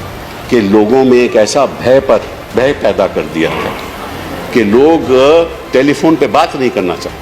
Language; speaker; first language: Hindi; native; Hindi